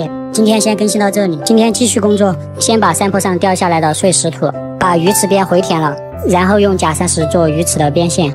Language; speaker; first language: Chinese; native; Chinese